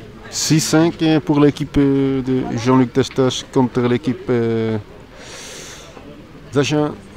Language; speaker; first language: French; non-native, learner; Dutch